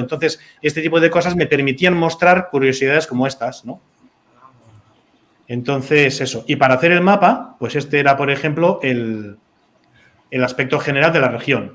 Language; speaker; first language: Spanish; native; Spanish